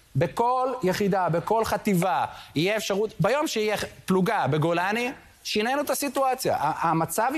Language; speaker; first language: Hebrew; native; Hebrew